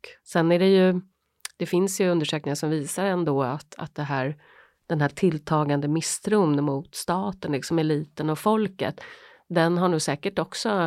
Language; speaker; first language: Swedish; native; Swedish